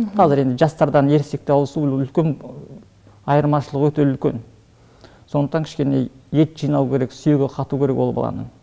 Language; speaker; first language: Kazakh; early bilingual, heritage; Kazakh